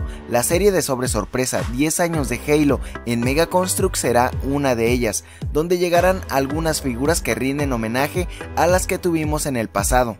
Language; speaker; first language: Spanish; native; Spanish